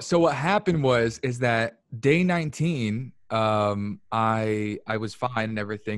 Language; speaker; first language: English; early bilingual, other home language; Arabic